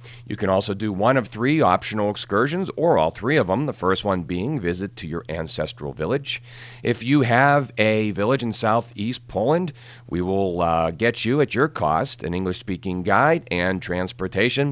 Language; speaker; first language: English; native; English